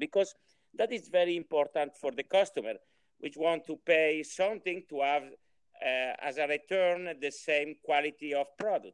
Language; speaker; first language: English; non-native, learner; Italian